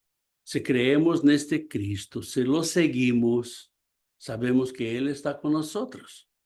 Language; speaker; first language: Spanish; non-native, fluent; Portuguese